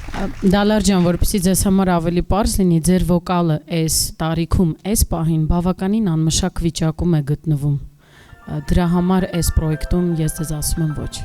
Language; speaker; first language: Armenian; native; Armenian